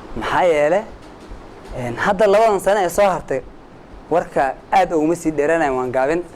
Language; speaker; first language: Somali; native; Somali